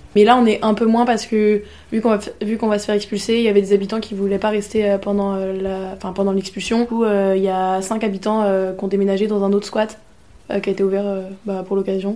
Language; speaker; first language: French; native; French